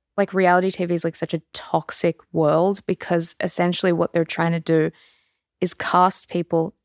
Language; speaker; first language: English; native; English